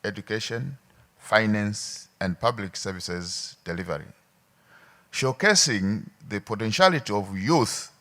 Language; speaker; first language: English; non-native, local second language; Swahili